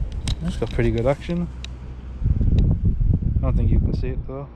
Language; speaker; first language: English; native; English